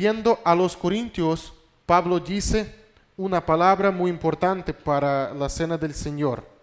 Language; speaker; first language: Spanish; non-native, fluent; Russian